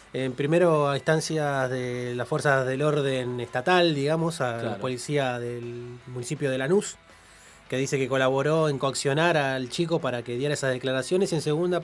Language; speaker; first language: Spanish; native; Spanish